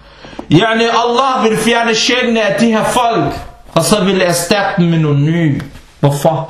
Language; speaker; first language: Danish; non-native, fluent; Arabic